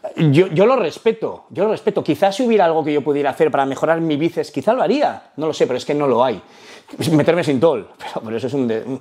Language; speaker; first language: Spanish; non-native, fluent; Arabic